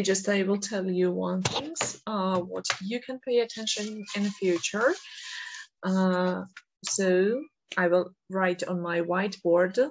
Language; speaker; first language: English; non-native, fluent; Georgian